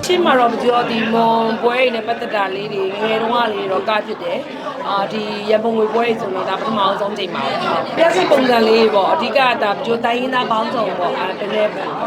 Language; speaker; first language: Burmese; non-native, local second language; Mon